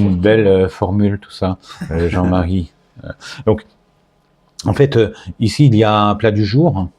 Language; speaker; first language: French; native; French